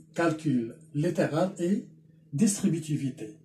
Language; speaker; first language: French; non-native, local second language; Arabic